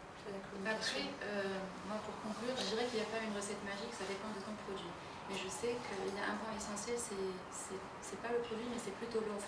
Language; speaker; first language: French; native; French